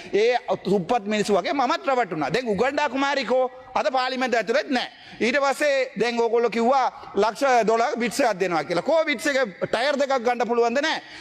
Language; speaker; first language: Sinhala; non-native, local second language; Tamil